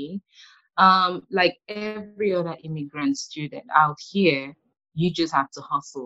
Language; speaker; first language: English; non-native, local second language; French